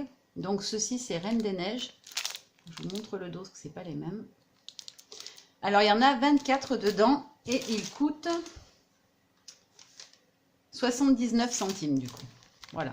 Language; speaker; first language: French; native; French